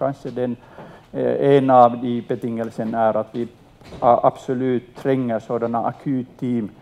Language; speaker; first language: Swedish; non-native, local second language; Finnish